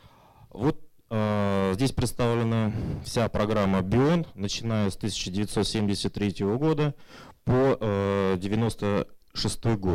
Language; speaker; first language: Russian; native; Russian